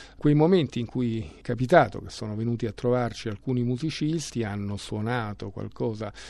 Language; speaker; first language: Italian; native; Italian